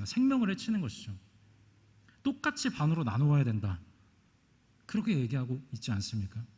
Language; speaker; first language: Korean; native; Korean